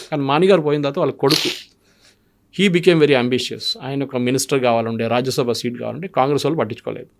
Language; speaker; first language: Telugu; non-native, local second language; Malayalam